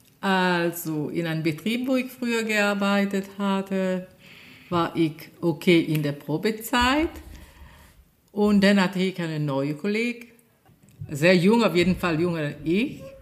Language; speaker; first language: German; non-native, fluent; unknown